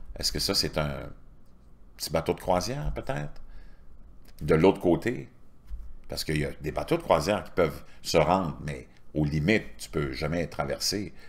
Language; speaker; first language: French; native; French